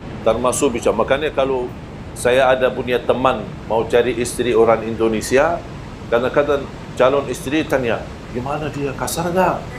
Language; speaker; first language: Malay; non-native, fluent; Arabic